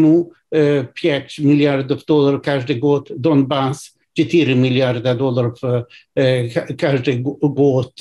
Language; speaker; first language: Russian; non-native, fluent; Swedish